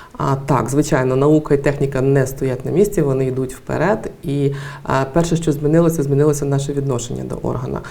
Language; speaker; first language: Ukrainian; native; Ukrainian